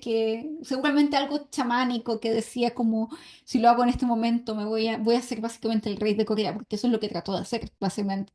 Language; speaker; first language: Spanish; native; Spanish